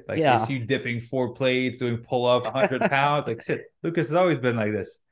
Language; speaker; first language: English; non-native, fluent; French